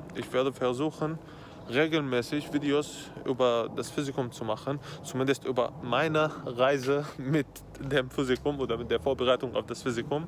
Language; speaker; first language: German; non-native, fluent; Arabic